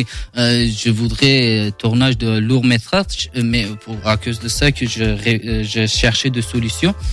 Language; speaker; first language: French; non-native, learner; Kurdish